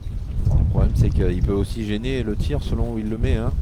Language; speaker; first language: French; native; French